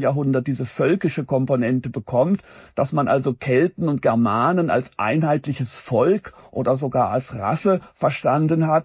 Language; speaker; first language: German; native; German